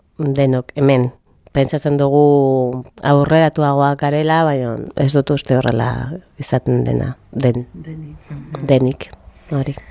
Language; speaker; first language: Basque; non-native, local second language; Spanish